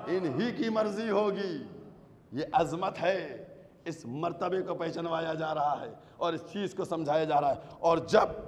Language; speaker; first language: Urdu; native; Urdu